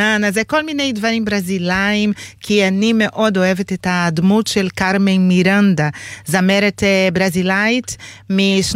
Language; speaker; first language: Hebrew; non-native, fluent; Portuguese